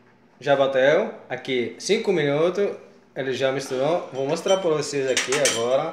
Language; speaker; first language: Portuguese; non-native, learner; Arabic